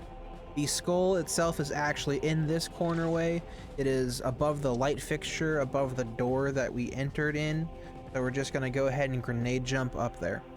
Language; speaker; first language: English; native; English